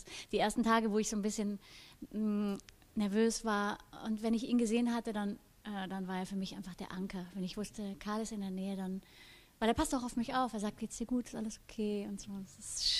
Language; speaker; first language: German; native; German